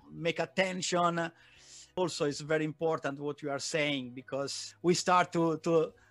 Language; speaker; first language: English; non-native, fluent; Italian